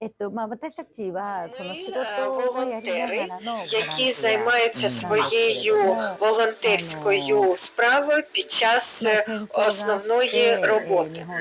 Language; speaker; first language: Ukrainian; non-native, fluent; Japanese